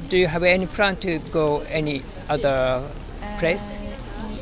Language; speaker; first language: English; non-native, learner; Japanese